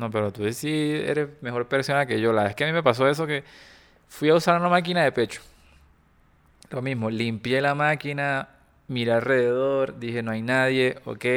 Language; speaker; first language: Spanish; native; Spanish